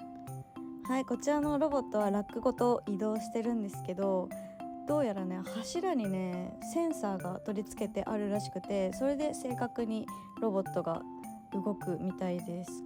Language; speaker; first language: Japanese; native; Japanese